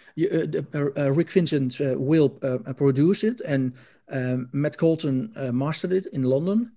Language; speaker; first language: English; non-native, learner; Dutch